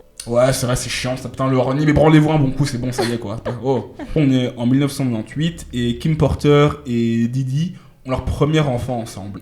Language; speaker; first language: French; native; French